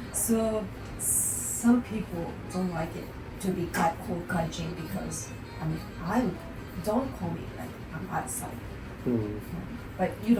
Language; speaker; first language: English; non-native, learner; Japanese